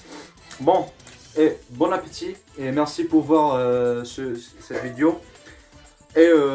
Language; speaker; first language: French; non-native, learner; Arabic